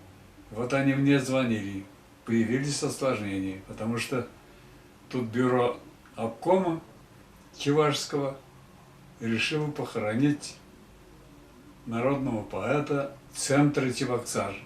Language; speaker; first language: Russian; non-native, local second language; Tatar